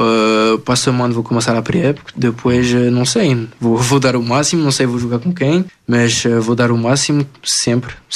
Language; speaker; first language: Portuguese; early bilingual, other home language; French